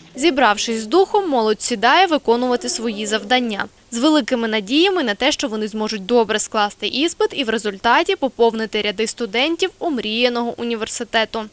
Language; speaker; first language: Ukrainian; native; Ukrainian